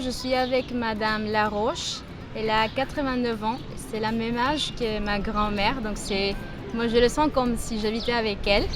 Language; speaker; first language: French; non-native, fluent; Spanish